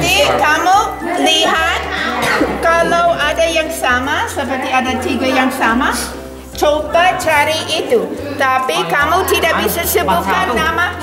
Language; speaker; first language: Indonesian; non-native, learner; English